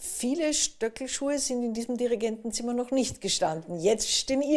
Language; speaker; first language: German; native; German